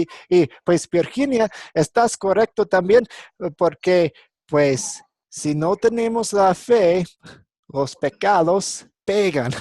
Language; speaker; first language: Spanish; non-native, fluent; English